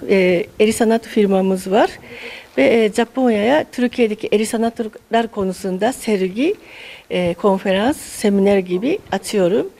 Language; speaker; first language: Turkish; non-native, fluent; Japanese